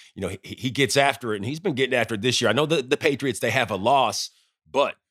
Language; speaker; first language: English; native; English